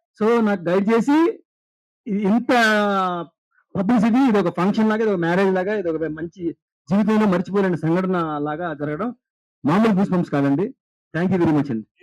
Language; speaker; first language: Telugu; native; Telugu